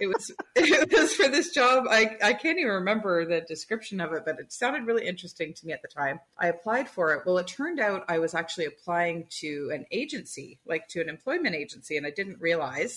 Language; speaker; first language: English; native; English